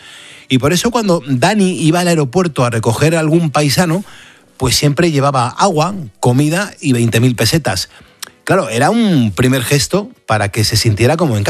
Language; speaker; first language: Spanish; native; Spanish